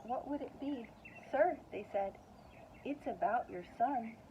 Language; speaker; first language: English; native; English